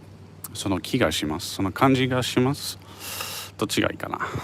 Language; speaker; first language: Japanese; non-native, fluent; English